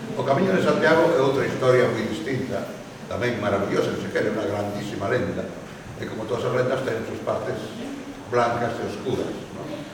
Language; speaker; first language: Galician; non-native, local second language; Spanish